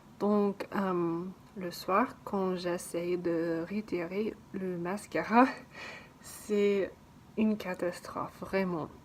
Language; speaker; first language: French; non-native, learner; English